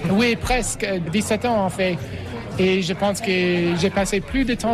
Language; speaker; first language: French; non-native, fluent; English